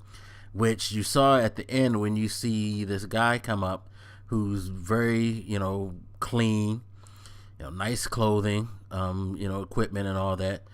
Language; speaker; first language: English; native; English